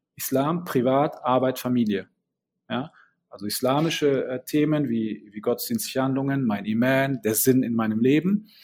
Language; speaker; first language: German; early bilingual, other home language; Bosnian